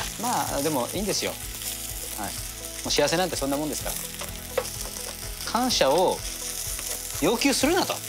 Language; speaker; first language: Japanese; native; Japanese